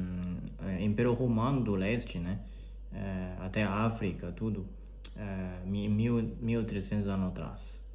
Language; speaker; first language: Portuguese; non-native, learner; Chinese